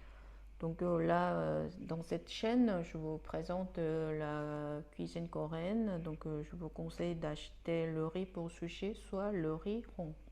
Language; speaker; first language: French; non-native, fluent; Korean